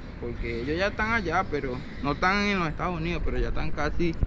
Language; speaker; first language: Spanish; native; Spanish